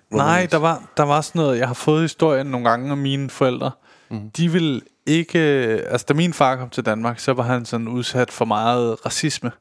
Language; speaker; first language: Danish; early bilingual, other home language; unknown